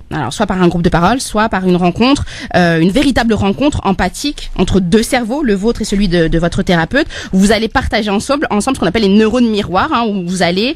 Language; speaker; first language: French; native; French